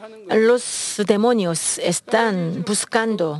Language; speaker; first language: Spanish; non-native, learner; Korean